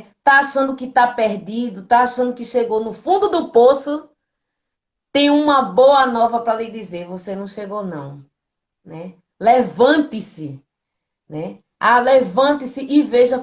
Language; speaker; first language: Portuguese; native; Portuguese